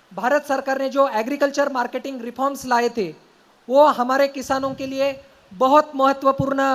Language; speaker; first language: Hindi; non-native, local second language; Marathi